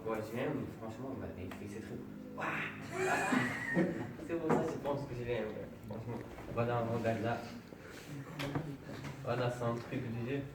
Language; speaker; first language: French; non-native, fluent; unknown